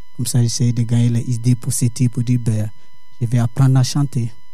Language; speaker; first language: French; non-native, learner; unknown